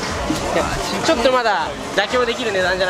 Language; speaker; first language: English; non-native, learner; Japanese